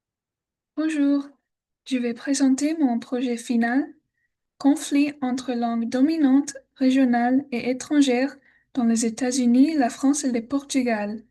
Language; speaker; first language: French; non-native, learner; English